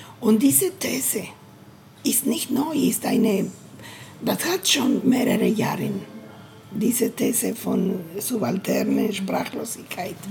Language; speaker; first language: German; non-native, learner; Spanish